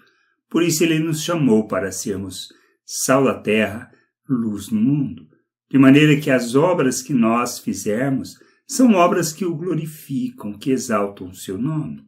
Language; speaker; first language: Portuguese; native; Portuguese